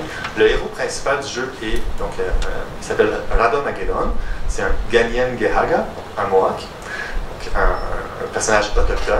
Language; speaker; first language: French; native; French